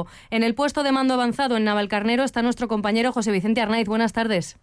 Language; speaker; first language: Spanish; native; Spanish